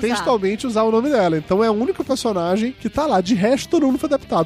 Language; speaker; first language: Portuguese; native; Portuguese